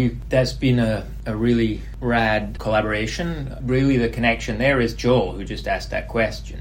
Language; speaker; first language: English; native; English